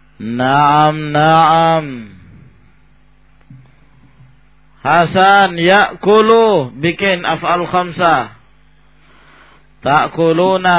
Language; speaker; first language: Arabic; non-native, fluent; Indonesian